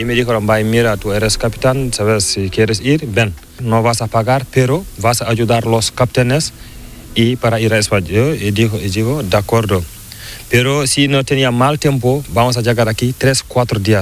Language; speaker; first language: Spanish; non-native, learner; Fula